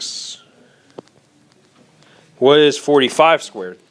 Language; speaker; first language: English; native; English